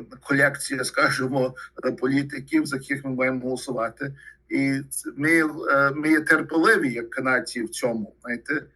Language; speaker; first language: Ukrainian; early bilingual, heritage; Ukrainian